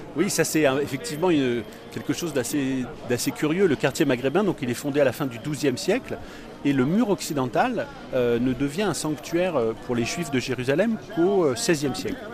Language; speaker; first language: French; native; French